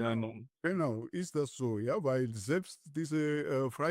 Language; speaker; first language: German; non-native, learner; Georgian